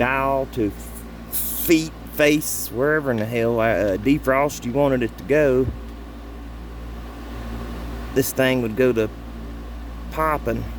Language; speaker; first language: English; native; English